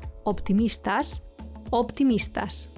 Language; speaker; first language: Spanish; native; Spanish